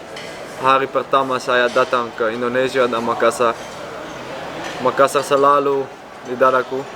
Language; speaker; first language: Indonesian; non-native, fluent; Dutch